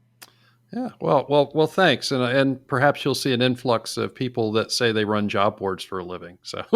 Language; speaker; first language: English; native; English